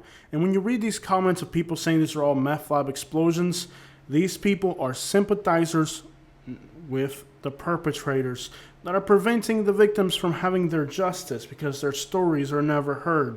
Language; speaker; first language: English; native; English